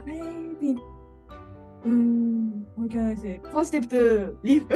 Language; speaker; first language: English; non-native, learner; Japanese